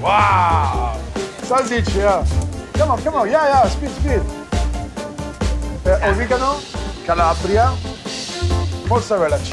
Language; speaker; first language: English; non-native, learner; Italian